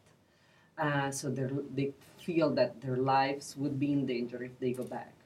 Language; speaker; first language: English; non-native, fluent; Italian